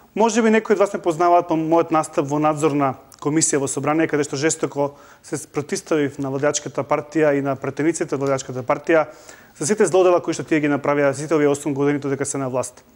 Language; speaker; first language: Macedonian; native; Macedonian